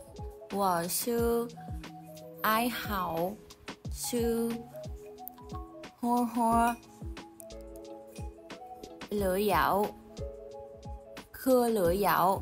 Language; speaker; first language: Chinese; non-native, learner; Vietnamese